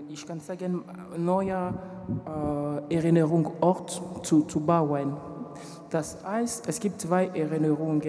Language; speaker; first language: German; non-native, learner; French